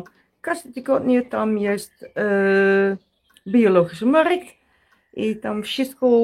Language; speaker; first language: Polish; non-native, learner; Dutch